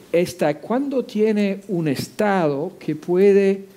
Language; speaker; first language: Spanish; non-native, fluent; Italian